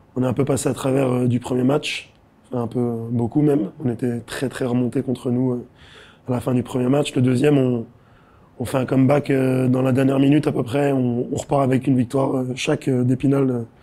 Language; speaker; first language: French; native; French